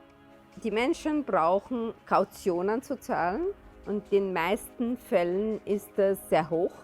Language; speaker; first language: German; non-native, fluent; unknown